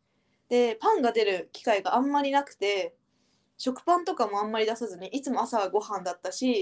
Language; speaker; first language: Japanese; native; Japanese